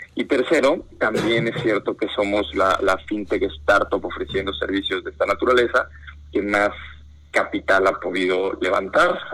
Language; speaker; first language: Spanish; native; Spanish